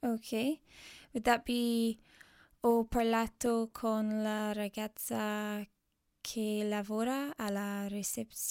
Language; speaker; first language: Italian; non-native, learner; English